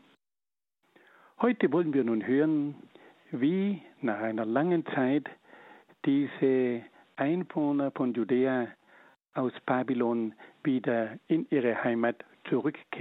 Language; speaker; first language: German; native; German